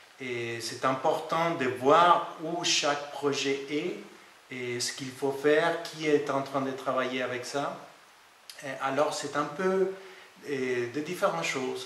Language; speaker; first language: French; non-native, fluent; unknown